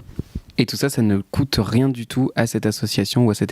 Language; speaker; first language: French; native; French